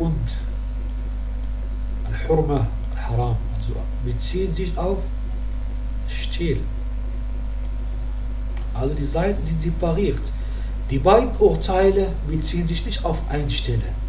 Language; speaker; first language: German; non-native, learner; Arabic